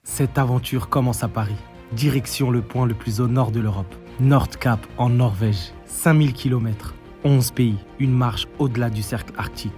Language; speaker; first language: French; native; French